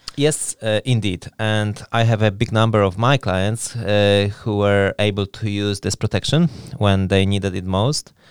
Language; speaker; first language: English; non-native, fluent; Polish